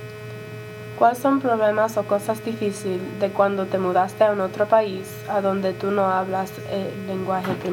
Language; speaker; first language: Spanish; early bilingual, heritage; Spanish